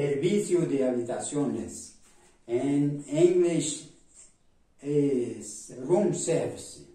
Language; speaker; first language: Spanish; non-native, fluent; Portuguese